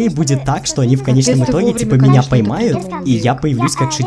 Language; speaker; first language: Russian; native; Russian